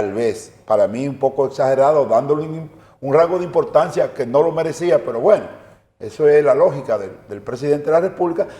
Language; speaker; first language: Spanish; native; Spanish